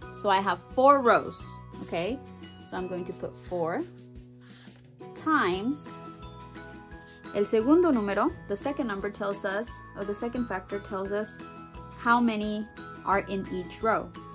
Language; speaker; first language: English; early bilingual, other home language; Spanish